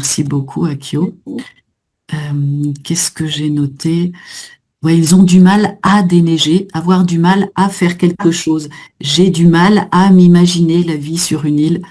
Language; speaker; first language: French; native; French